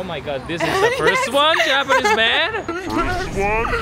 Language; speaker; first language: English; non-native, fluent; Japanese